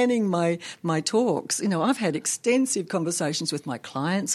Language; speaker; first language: English; native; English